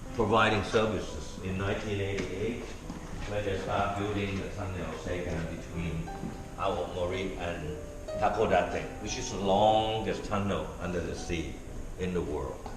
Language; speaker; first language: English; non-native, learner; Thai